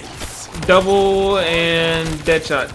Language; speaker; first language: English; native; English